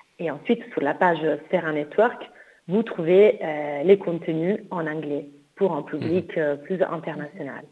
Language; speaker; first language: French; non-native, fluent; Italian